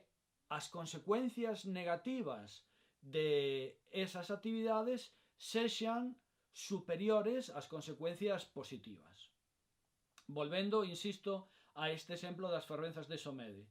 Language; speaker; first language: Galician; non-native, local second language; Spanish